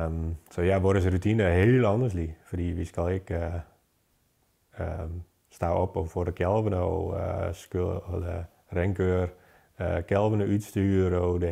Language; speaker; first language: Danish; non-native, fluent; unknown